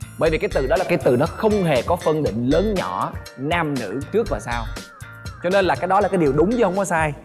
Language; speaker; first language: Vietnamese; native; Vietnamese